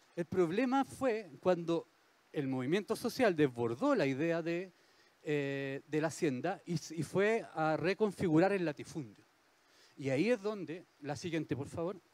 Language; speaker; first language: Spanish; native; Spanish